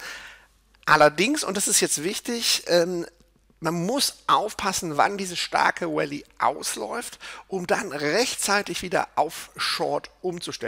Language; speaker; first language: German; native; German